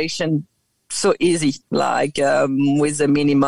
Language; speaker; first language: English; non-native, fluent; French